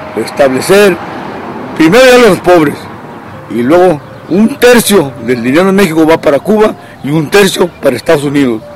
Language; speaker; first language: Spanish; native; Spanish